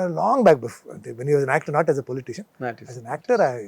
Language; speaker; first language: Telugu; non-native, local second language; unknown